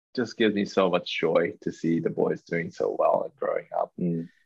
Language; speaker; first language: English; non-native, local second language; Chinese